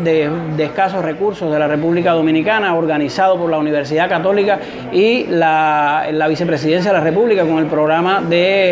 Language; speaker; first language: Spanish; native; Spanish